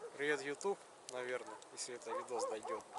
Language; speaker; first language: Russian; native; Russian